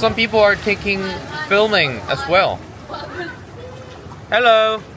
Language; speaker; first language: English; non-native, learner; Korean